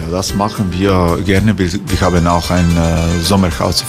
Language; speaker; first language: German; non-native, fluent; Croatian